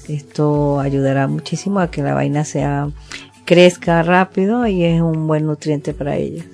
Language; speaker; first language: Spanish; native; Spanish